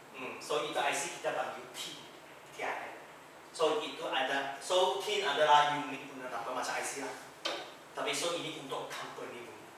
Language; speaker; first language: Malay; non-native, local second language; Chinese